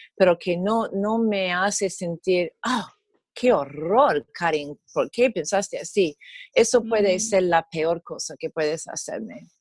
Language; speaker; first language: Spanish; non-native, fluent; English